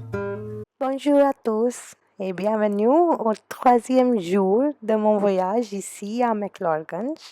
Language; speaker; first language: French; non-native, fluent; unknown